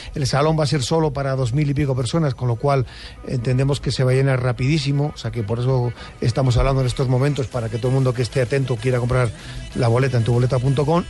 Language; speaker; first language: Spanish; native; Spanish